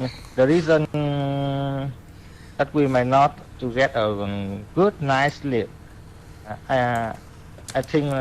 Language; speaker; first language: English; non-native, learner; Vietnamese